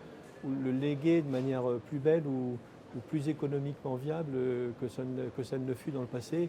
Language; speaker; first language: French; native; French